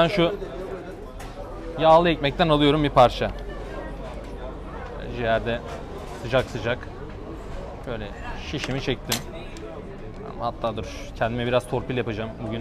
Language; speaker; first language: Turkish; native; Turkish